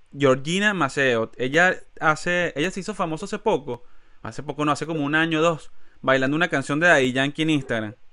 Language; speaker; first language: Spanish; native; Spanish